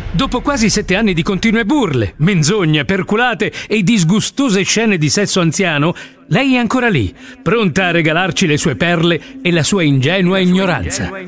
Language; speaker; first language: Italian; native; Italian